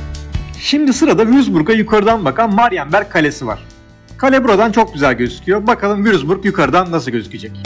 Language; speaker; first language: Turkish; native; Turkish